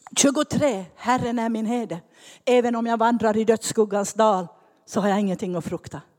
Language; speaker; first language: Swedish; native; Swedish